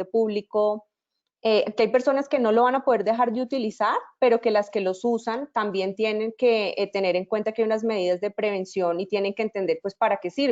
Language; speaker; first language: Spanish; native; Spanish